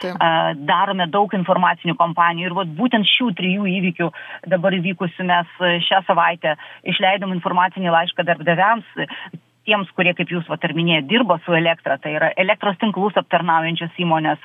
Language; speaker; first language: Lithuanian; native; Lithuanian